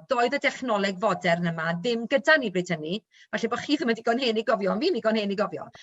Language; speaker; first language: Welsh; native; Welsh